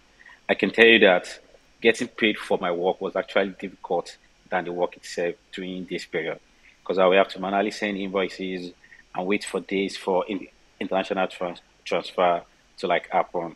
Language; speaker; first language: English; non-native, local second language; Yoruba